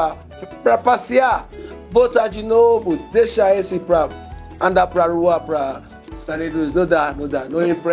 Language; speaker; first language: Portuguese; non-native, learner; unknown